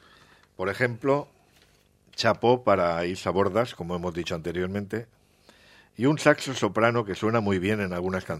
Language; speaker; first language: Spanish; native; Spanish